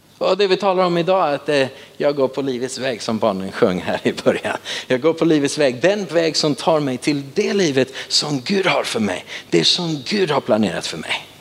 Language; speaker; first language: Swedish; native; Swedish